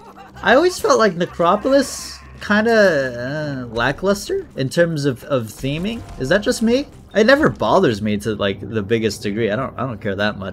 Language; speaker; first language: English; native; English